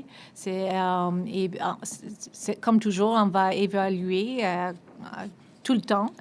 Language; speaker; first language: French; non-native, local second language; English